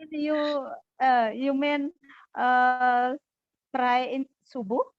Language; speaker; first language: English; non-native, learner; Indonesian